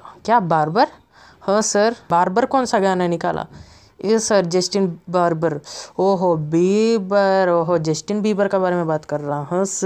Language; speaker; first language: Hindi; native; Hindi